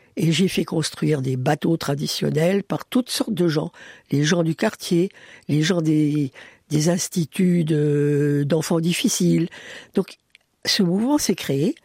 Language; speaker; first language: French; early bilingual, other home language; Hungarian